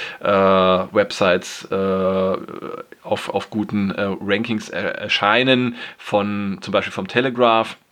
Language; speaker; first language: German; native; German